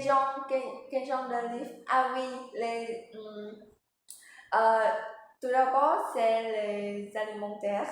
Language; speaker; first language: French; non-native, learner; Vietnamese